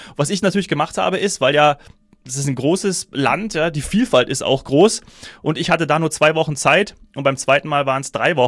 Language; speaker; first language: German; native; German